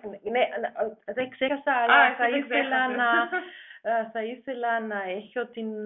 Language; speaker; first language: Greek; non-native, fluent; German